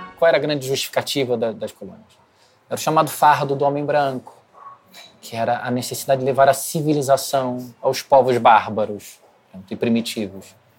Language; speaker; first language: Portuguese; native; Portuguese